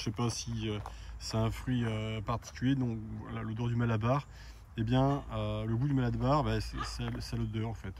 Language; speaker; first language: French; native; French